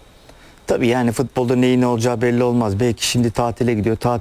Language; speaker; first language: Turkish; native; Turkish